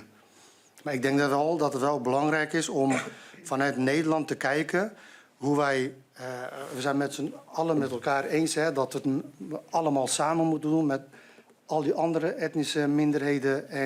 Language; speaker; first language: Dutch; non-native, fluent; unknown